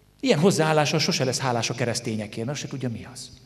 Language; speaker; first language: Hungarian; native; Hungarian